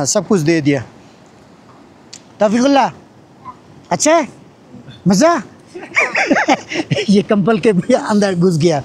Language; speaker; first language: Hindi; non-native, learner; Bangla